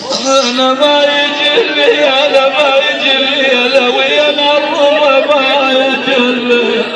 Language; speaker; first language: Arabic; native; Arabic